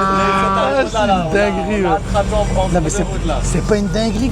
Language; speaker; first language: French; native; French